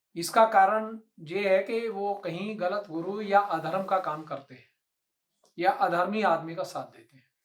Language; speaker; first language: Hindi; native; Hindi